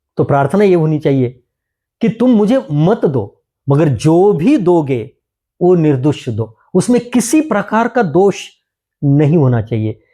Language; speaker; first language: Hindi; non-native, local second language; Marathi